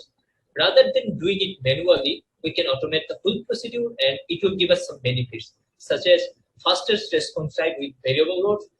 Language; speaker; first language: English; non-native, local second language; Bangla